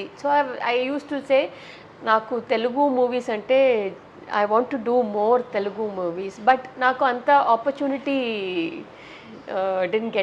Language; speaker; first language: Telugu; non-native, local second language; Tamil